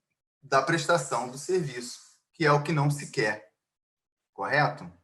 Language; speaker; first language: Portuguese; native; Portuguese